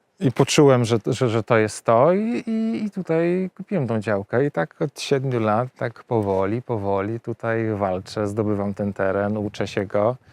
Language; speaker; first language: Polish; native; Polish